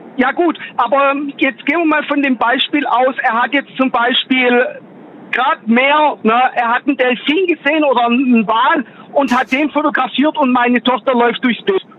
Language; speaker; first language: German; native; German